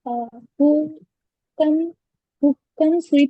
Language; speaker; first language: English; non-native, learner; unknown